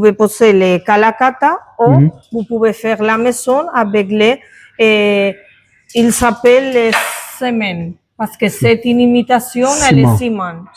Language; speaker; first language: French; non-native, learner; Spanish